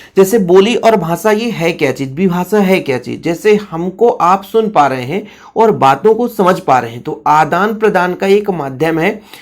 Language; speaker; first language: Hindi; native; Hindi